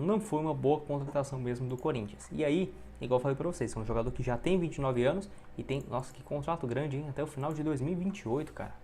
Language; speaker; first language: Portuguese; native; Portuguese